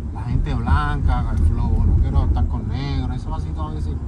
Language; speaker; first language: Spanish; native; Spanish